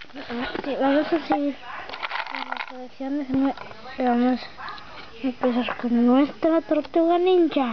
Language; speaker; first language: Spanish; native; Spanish